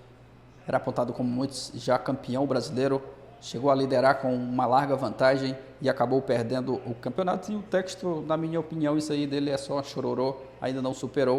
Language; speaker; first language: Portuguese; native; Portuguese